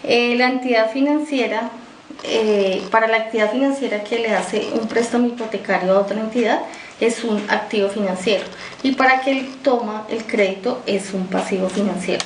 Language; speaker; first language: Spanish; native; Spanish